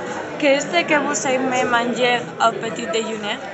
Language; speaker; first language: French; non-native, learner; Spanish